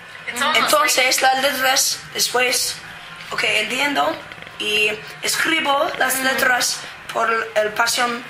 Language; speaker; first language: Spanish; non-native, learner; English